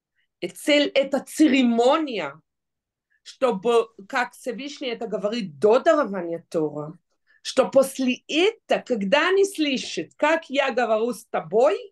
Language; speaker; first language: Russian; non-native, fluent; Hebrew